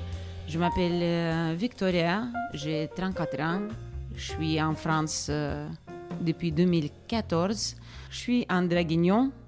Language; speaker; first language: French; non-native, fluent; Russian